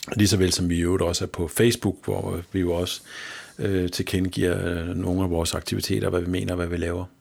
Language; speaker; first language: Danish; native; Danish